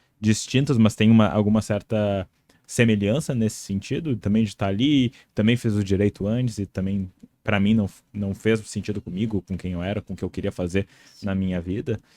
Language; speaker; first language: Portuguese; native; Portuguese